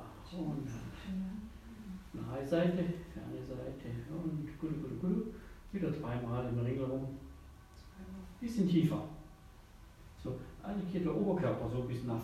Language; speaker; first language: German; native; German